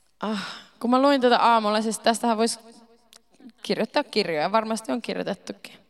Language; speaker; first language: Finnish; early bilingual, heritage; Finnish